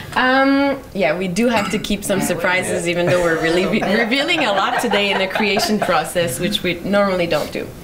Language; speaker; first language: English; non-native, fluent; French